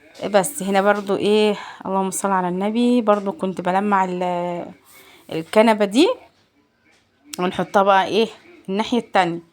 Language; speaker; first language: Arabic; native; Arabic